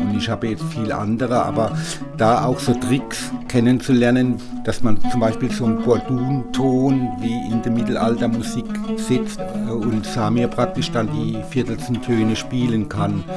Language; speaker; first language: German; native; German